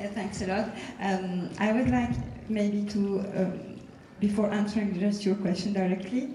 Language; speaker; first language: English; non-native, fluent; French